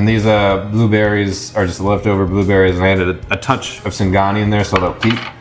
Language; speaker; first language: English; native; English